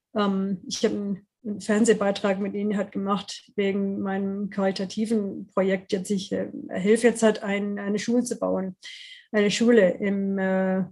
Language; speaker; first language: German; non-native, fluent; English